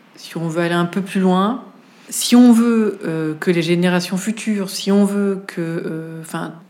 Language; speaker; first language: French; native; French